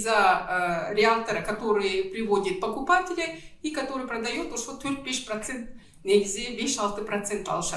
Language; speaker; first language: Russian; non-native, local second language; Kyrgyz